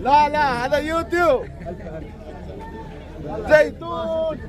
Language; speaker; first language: Arabic; non-native, learner; Punjabi